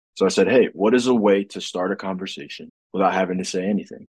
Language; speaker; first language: English; native; English